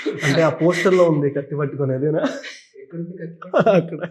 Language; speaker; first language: Telugu; native; Telugu